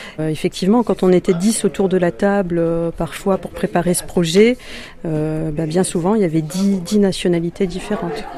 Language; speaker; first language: French; native; French